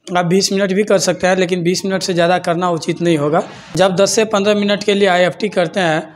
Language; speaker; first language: Hindi; native; Hindi